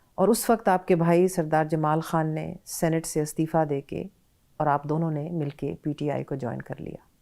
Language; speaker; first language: Urdu; native; Urdu